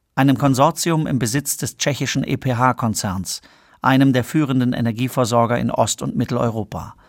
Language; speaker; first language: German; native; German